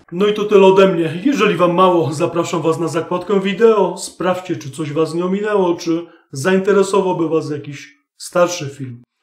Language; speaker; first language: Polish; native; Polish